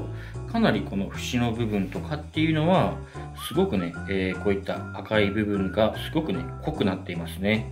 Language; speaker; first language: Japanese; native; Japanese